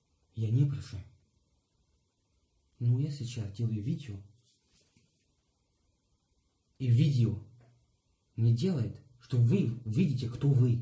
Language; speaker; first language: Russian; non-native, learner; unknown